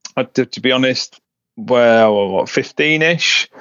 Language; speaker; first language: English; native; English